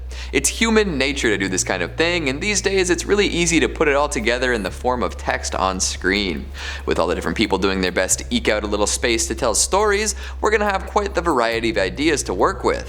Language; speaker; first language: English; native; English